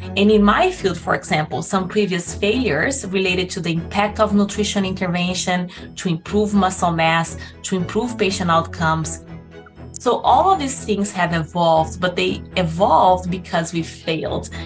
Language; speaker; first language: English; non-native, fluent; Portuguese